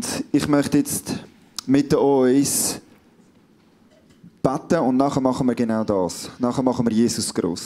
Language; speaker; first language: German; native; German